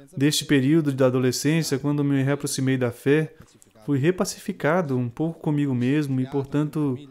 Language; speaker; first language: Portuguese; non-native, fluent; Italian